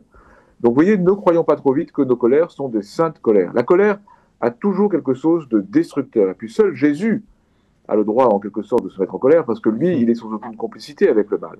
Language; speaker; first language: French; native; French